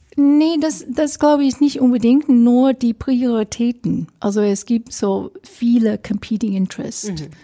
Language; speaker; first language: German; non-native, fluent; Chinese